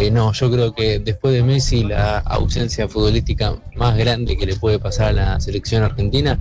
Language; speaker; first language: Spanish; native; Spanish